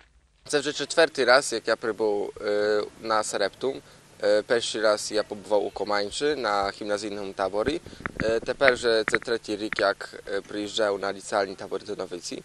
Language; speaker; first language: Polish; non-native, local second language; Rusyn